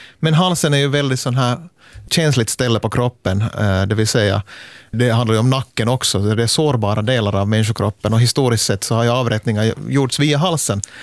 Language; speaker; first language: Swedish; native; Swedish